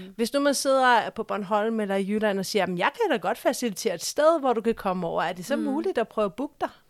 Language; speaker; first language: Danish; native; Danish